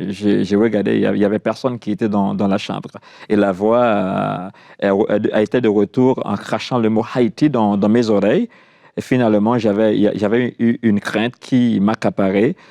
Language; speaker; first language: French; non-native, local second language; Haitian Creole